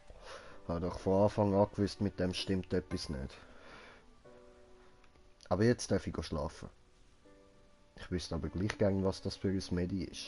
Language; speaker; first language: German; native; German